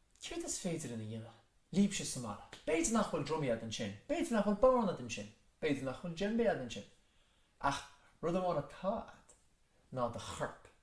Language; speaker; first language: Irish; native; Irish